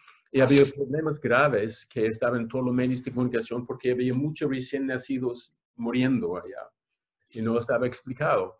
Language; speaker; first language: Spanish; non-native, fluent; English